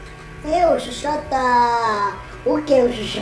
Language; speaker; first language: Portuguese; non-native, learner; Italian